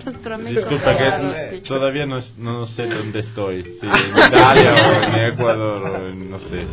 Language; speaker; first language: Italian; non-native, fluent; Spanish